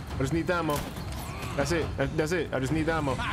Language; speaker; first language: English; native; English